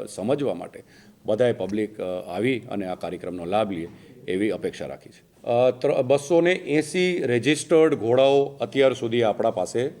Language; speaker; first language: Gujarati; native; Gujarati